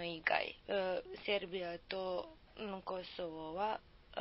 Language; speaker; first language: Japanese; non-native, learner; Serbian